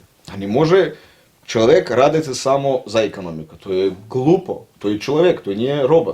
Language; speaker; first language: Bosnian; non-native, learner; Russian